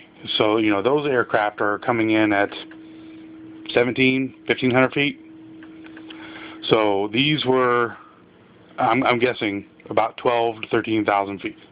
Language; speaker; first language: English; native; English